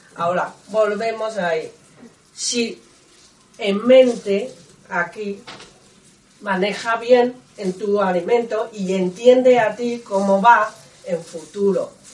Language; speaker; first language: Spanish; non-native, learner; Chinese